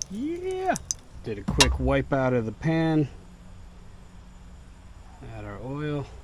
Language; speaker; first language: English; native; English